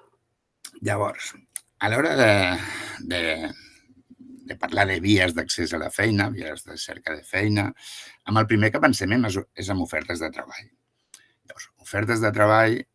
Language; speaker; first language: Catalan; native; Catalan